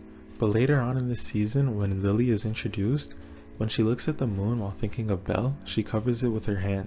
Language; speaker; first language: English; native; English